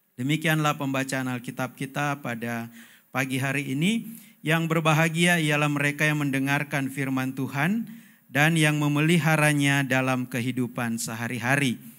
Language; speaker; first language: Indonesian; native; Indonesian